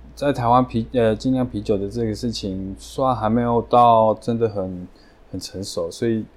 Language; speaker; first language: Chinese; early bilingual, heritage; Chinese